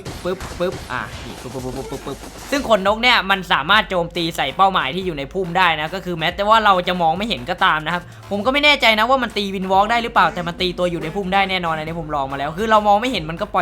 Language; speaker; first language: Thai; native; Thai